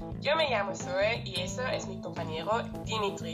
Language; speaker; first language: Spanish; non-native, learner; German